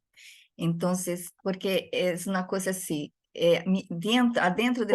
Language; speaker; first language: Spanish; non-native, fluent; Portuguese